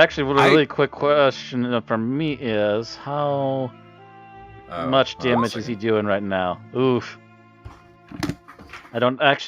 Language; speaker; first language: English; native; English